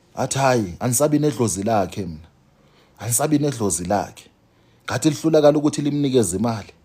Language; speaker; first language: Zulu; non-native, local second language; Xhosa